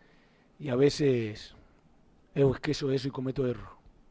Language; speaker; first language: Portuguese; non-native, learner; Spanish